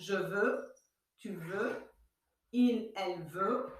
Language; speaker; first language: French; non-native, fluent; English